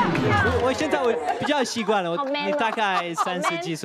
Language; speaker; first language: Chinese; non-native, learner; French